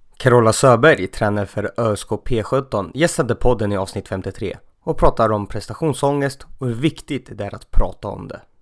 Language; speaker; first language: Swedish; native; Swedish